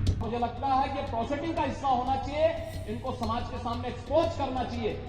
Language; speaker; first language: Hindi; native; Hindi